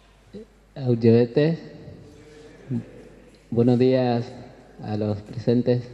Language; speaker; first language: Spanish; non-native, local second language; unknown